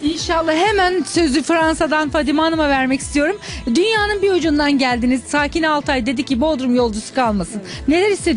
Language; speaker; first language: Turkish; native; Turkish